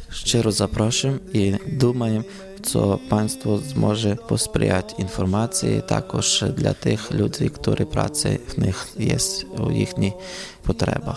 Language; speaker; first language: Polish; non-native, learner; Ukrainian